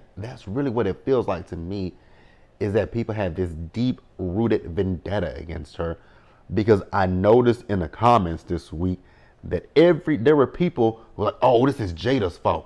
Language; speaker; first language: English; native; English